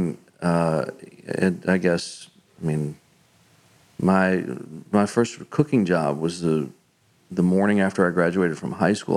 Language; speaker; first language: English; native; English